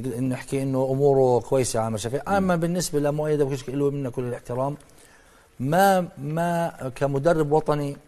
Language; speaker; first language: Arabic; native; Arabic